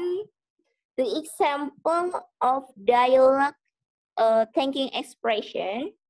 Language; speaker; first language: English; non-native, learner; Indonesian